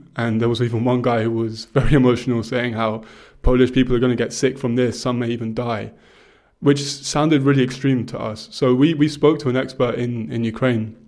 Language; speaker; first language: English; native; English